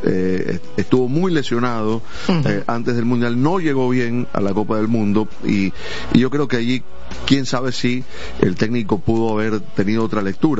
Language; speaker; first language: Spanish; native; Spanish